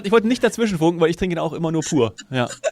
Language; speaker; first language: German; native; German